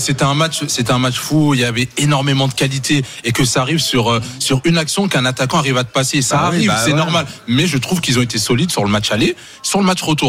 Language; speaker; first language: French; native; French